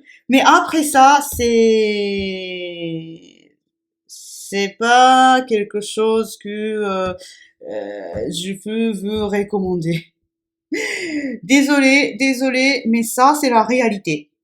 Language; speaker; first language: French; non-native, fluent; Japanese